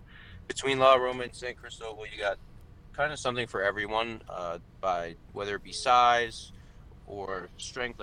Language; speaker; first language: English; native; English